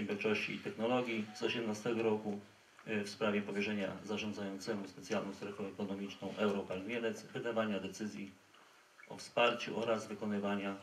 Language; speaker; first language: Polish; native; Polish